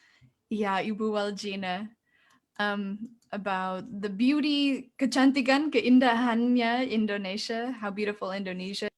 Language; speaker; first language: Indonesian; non-native, fluent; English